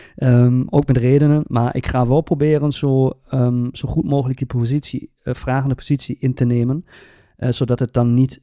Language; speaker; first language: Dutch; native; Dutch